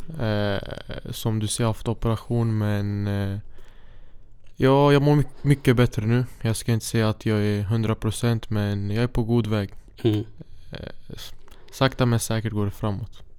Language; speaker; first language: Swedish; early bilingual, other home language; Syriac